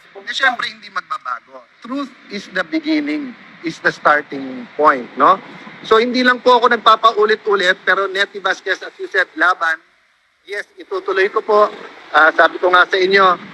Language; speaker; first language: Filipino; native; Filipino